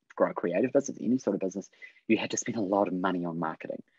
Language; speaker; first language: English; native; English